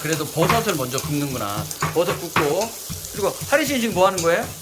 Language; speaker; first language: Korean; native; Korean